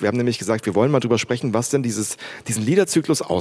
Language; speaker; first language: German; native; German